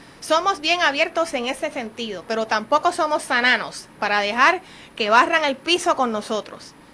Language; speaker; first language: Spanish; native; Spanish